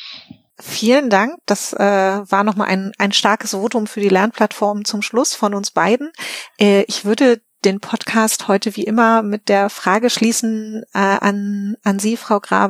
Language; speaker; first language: German; native; German